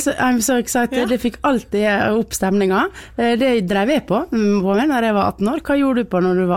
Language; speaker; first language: Norwegian; native; Norwegian